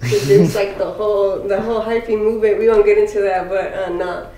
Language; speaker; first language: English; native; English